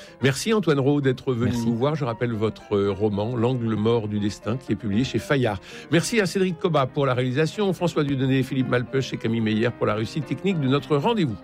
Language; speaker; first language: French; native; French